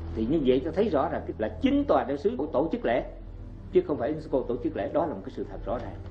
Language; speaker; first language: Vietnamese; native; Vietnamese